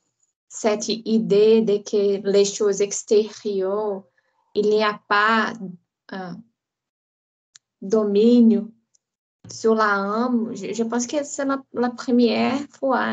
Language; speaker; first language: French; non-native, learner; Portuguese